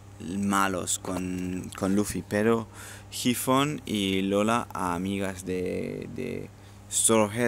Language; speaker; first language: Spanish; non-native, learner; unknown